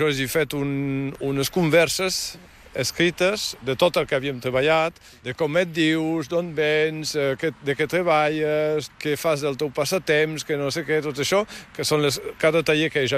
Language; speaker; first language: Catalan; native; Catalan